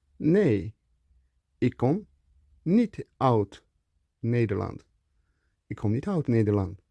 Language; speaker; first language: Dutch; non-native, learner; Turkish